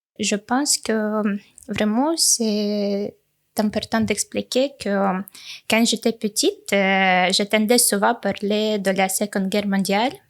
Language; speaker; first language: French; non-native, fluent; Russian